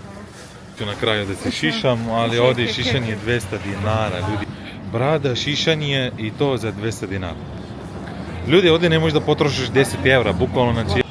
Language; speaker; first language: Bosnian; early bilingual, heritage; Bosnian